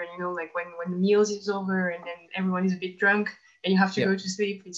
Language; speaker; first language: English; non-native, fluent; French